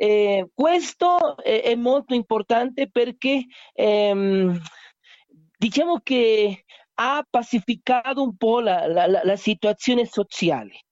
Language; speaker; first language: Italian; non-native, learner; Spanish